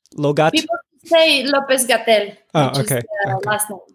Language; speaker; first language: English; non-native, fluent; Spanish